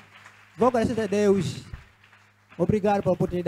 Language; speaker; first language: Portuguese; non-native, learner; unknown